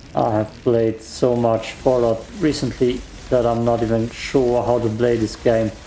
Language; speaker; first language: English; non-native, fluent; German